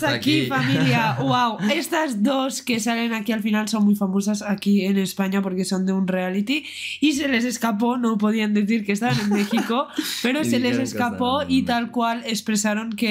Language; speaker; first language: Spanish; native; Spanish